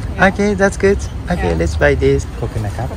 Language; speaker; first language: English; non-native, learner; Japanese